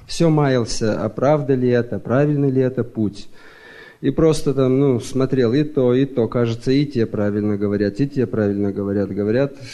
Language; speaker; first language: Russian; non-native, fluent; Lithuanian